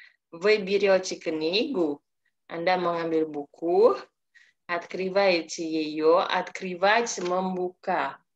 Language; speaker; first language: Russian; non-native, fluent; Indonesian